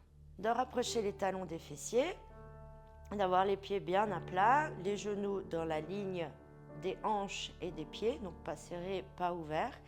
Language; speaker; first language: French; native; French